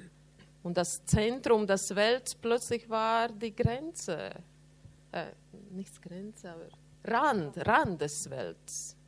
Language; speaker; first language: German; non-native, learner; Latvian